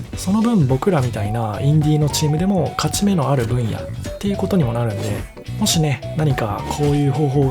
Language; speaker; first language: Japanese; native; Japanese